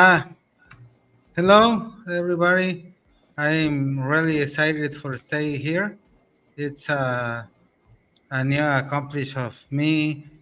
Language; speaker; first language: English; non-native, learner; Spanish